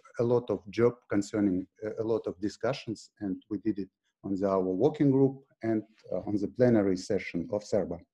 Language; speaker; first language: English; non-native, fluent; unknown